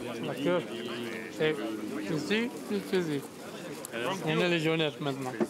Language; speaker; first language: French; non-native, learner; Romanian